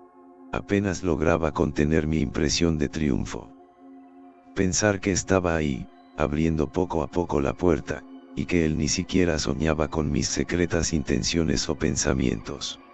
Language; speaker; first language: Spanish; native; Spanish